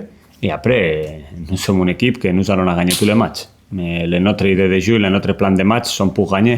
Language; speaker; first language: French; non-native, learner; Spanish